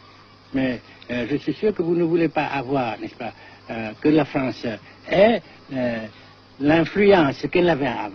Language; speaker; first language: French; non-native, fluent; Vietnamese